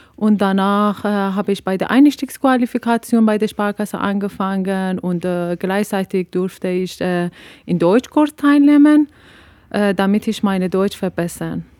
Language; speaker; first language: German; non-native, learner; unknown